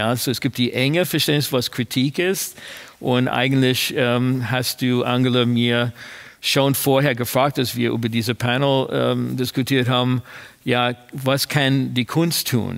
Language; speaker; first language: German; non-native, fluent; English